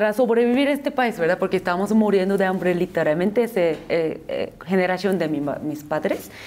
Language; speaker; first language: Spanish; non-native, fluent; Korean